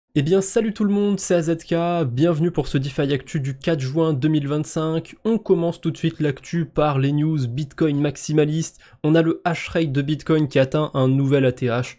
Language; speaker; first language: French; native; French